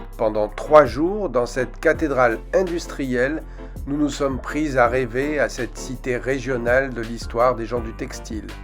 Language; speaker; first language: French; native; French